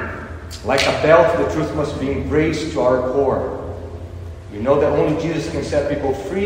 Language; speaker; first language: English; non-native, fluent; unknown